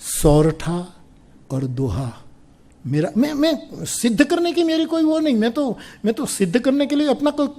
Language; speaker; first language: Hindi; non-native, local second language; Gujarati